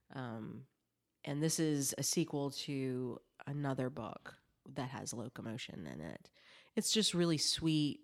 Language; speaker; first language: English; native; English